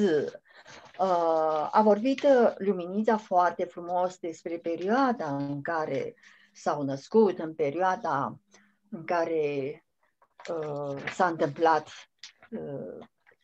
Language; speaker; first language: Romanian; non-native, fluent; Chinese